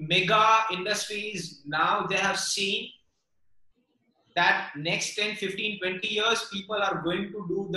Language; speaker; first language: English; non-native, local second language; Gujarati